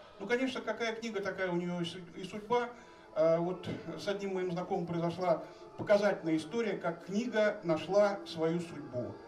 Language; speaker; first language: Russian; native; Russian